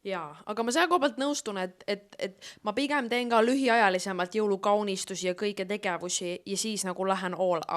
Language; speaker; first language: Estonian; native; Estonian